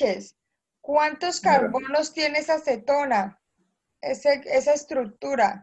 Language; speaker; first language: Spanish; native; Spanish